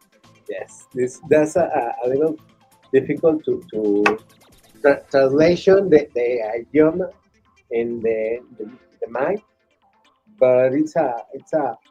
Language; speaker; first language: English; non-native, learner; Spanish